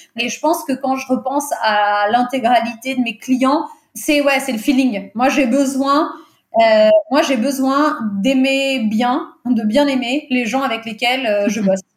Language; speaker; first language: French; early bilingual, other home language; Portuguese